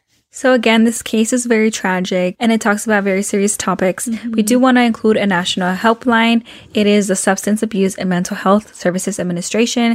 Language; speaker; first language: English; early bilingual, other home language; Spanish